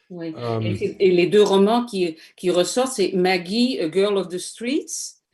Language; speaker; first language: French; native; French